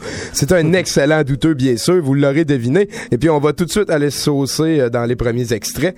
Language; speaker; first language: French; native; French